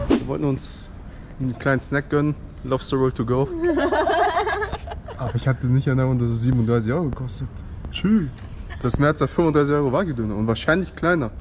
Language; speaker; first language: German; native; German